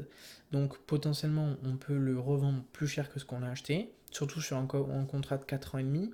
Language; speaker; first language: French; native; French